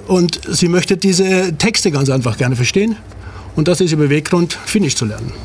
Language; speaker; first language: German; native; German